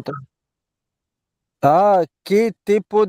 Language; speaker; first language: Spanish; non-native, learner; Arabic